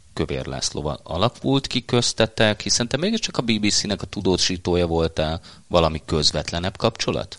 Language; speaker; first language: Hungarian; non-native, fluent; English